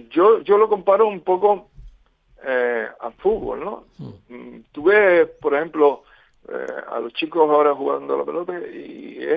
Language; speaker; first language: Spanish; native; Spanish